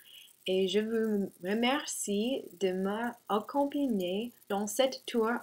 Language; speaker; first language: French; non-native, learner; English